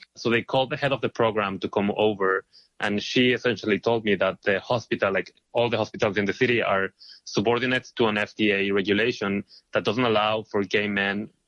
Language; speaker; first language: English; non-native, fluent; Hebrew